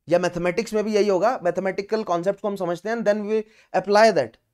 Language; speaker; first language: Hindi; native; Hindi